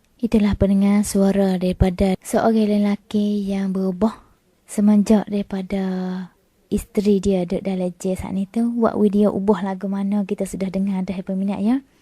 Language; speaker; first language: Malay; native; Malay